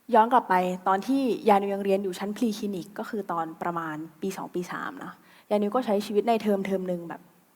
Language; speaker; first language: Thai; native; Thai